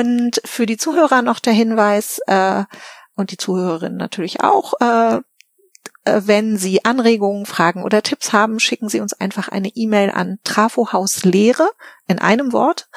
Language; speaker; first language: German; native; German